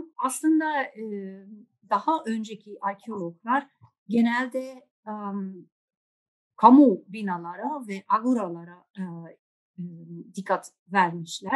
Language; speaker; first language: Turkish; non-native, fluent; Dutch